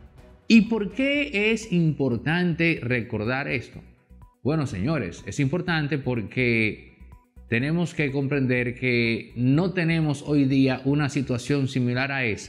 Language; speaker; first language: Spanish; native; Spanish